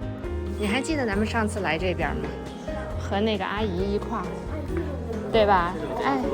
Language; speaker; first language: Chinese; native; Chinese